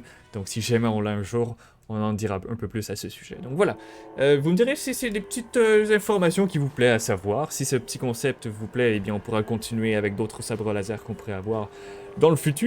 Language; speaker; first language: French; native; French